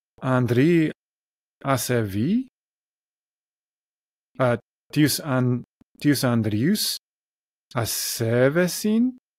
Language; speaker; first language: Greek; non-native, learner; English